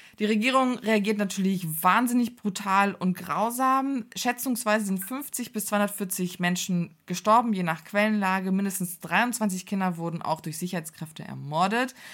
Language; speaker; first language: German; early bilingual, other home language; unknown